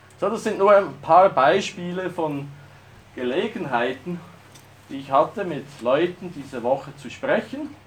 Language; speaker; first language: German; native; German